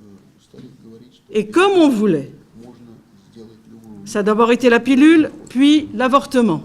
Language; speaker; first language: French; native; French